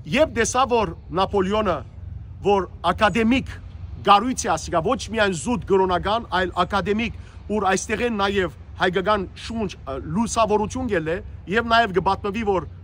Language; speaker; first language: Armenian; native; Armenian